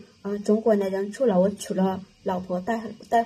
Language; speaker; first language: Chinese; non-native, fluent; Lao